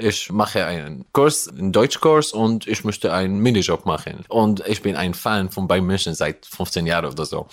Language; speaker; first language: German; non-native, learner; Arabic